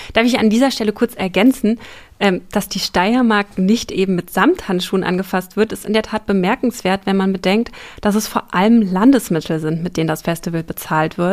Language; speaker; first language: German; native; German